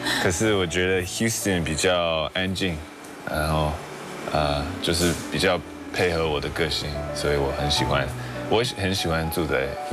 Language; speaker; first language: Chinese; early bilingual, heritage; English